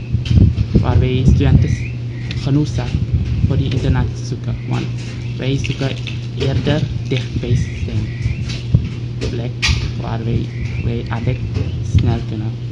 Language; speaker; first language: Dutch; non-native, local second language; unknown